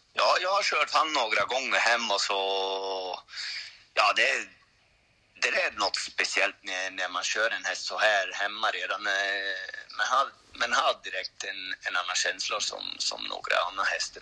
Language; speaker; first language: Swedish; non-native, learner; French